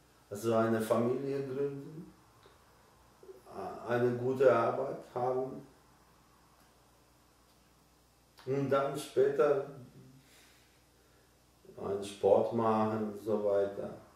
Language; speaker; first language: German; non-native, learner; Polish